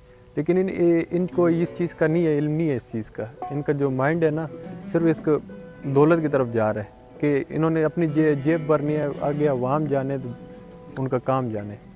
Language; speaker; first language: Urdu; early bilingual, other home language; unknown